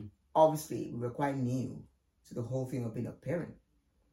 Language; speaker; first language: English; non-native, local second language; Yoruba